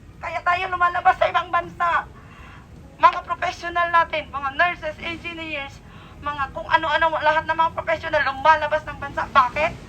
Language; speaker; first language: Filipino; native; Filipino